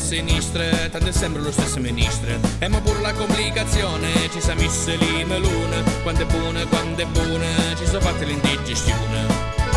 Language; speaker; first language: Italian; native; Italian